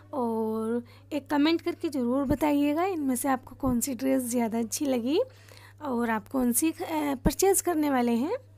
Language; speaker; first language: Hindi; native; Hindi